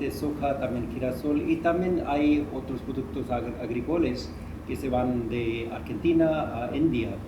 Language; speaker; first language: Spanish; non-native, fluent; Hindi